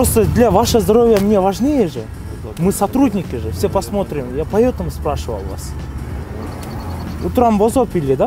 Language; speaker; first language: Russian; non-native, local second language; Kyrgyz